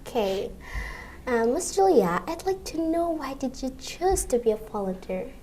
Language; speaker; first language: English; non-native, learner; Indonesian